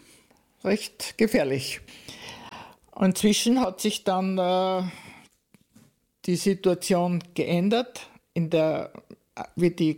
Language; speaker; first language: German; native; German